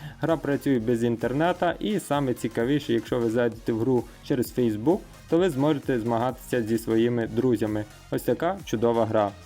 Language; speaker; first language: Ukrainian; native; Ukrainian